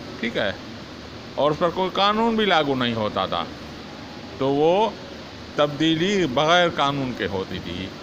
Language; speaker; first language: Urdu; non-native, local second language; Sindhi